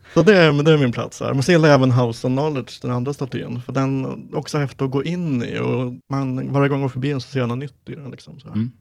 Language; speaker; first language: Swedish; native; Swedish